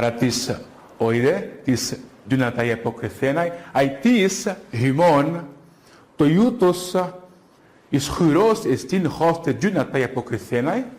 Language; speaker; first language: Greek; non-native, fluent; Portuguese